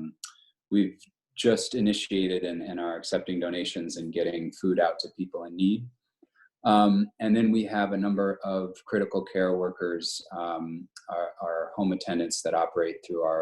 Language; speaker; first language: English; native; English